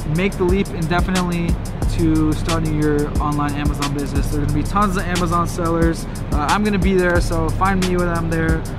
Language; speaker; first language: English; native; English